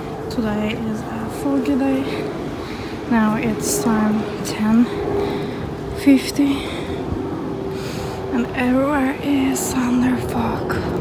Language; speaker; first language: English; non-native, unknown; Turkish